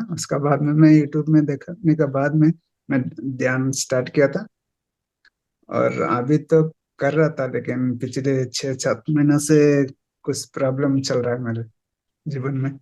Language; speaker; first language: Hindi; non-native, local second language; Bangla